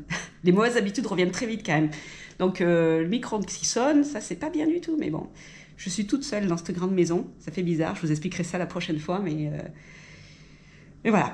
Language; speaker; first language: French; native; French